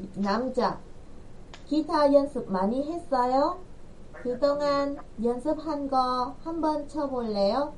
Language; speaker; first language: Korean; non-native, fluent; Vietnamese